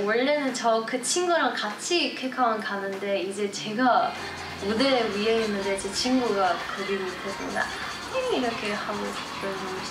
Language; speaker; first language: Korean; non-native, fluent; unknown